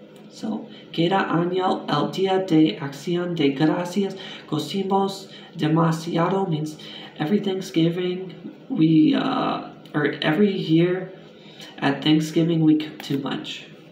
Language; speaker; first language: Spanish; non-native, learner; English